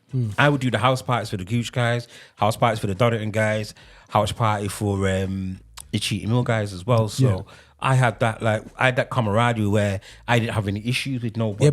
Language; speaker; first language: English; native; English